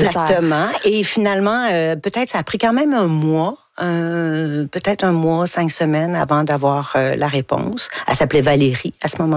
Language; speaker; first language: French; native; French